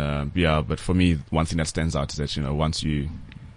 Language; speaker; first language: English; non-native, local second language; Zulu